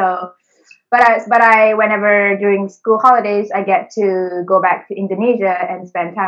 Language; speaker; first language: English; early bilingual, other home language; Indonesian